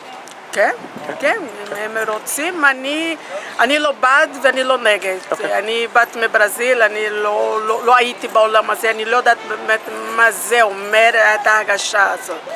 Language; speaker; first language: Hebrew; non-native, fluent; Portuguese